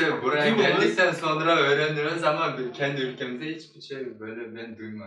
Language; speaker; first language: Turkish; non-native, learner; Kyrgyz